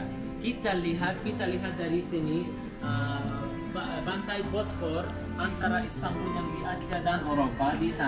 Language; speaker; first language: Indonesian; non-native, learner; Arabic